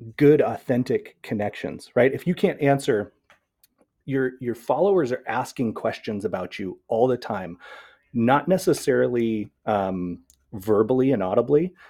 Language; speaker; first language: English; native; English